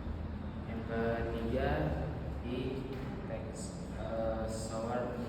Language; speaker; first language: English; non-native, learner; Indonesian